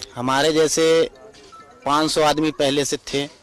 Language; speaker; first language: Hindi; native; Hindi